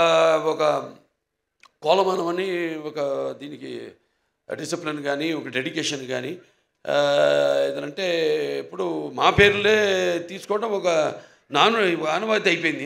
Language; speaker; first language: Telugu; native; Telugu